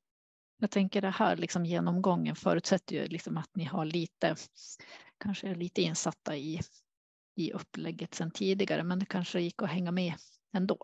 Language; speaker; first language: Swedish; native; Swedish